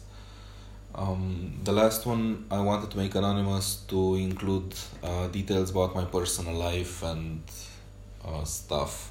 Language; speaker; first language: English; non-native, fluent; Romanian